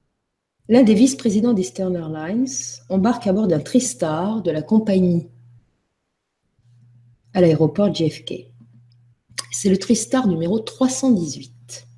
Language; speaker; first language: French; native; French